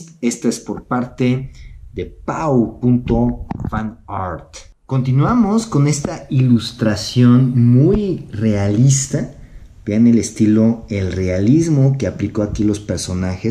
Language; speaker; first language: Spanish; native; Spanish